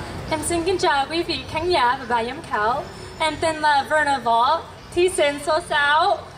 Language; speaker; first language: Vietnamese; early bilingual, other home language; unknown